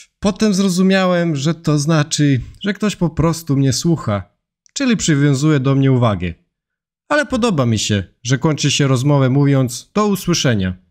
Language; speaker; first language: Polish; non-native, fluent; Serbian